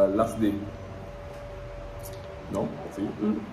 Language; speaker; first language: English; non-native, learner; French